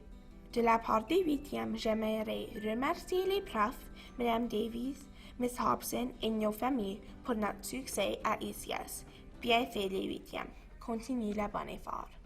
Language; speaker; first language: French; non-native, local second language; English